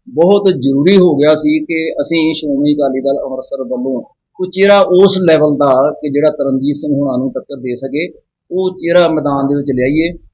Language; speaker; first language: Punjabi; native; Punjabi